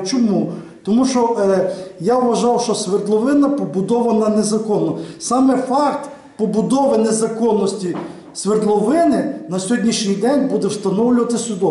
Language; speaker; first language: Ukrainian; native; Ukrainian